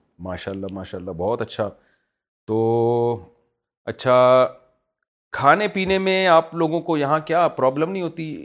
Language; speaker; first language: Urdu; native; Urdu